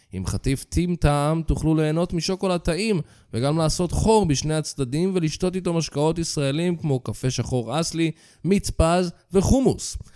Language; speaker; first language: Hebrew; native; Hebrew